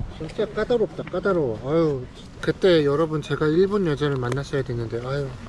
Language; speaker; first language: Korean; native; Korean